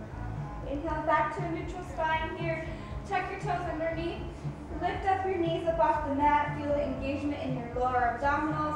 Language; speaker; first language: English; native; English